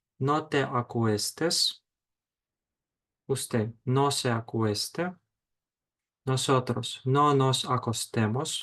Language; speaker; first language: Spanish; non-native, fluent; Ukrainian